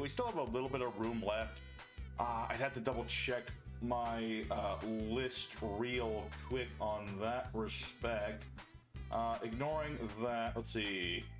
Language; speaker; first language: English; native; English